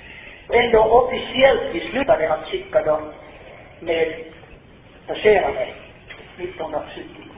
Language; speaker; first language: Swedish; non-native, fluent; Finnish